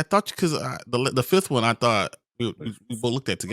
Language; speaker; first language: English; native; English